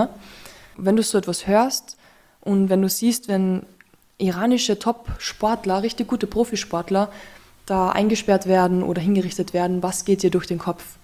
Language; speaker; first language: German; native; German